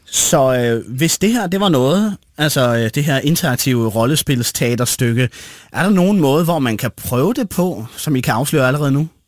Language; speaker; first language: Danish; native; Danish